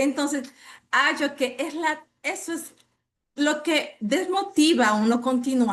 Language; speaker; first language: Portuguese; non-native, fluent; Spanish